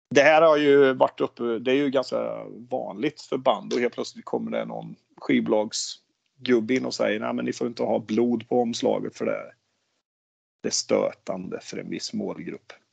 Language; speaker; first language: Swedish; native; Swedish